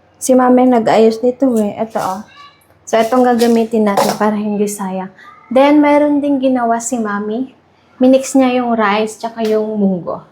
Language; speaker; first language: Filipino; non-native, local second language; Iloko